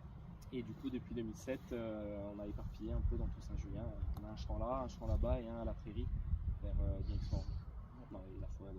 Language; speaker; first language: French; native; French